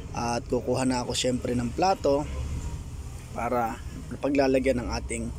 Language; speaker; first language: Filipino; native; Filipino